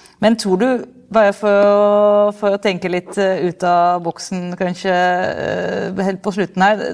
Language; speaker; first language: Norwegian; non-native, fluent; Dutch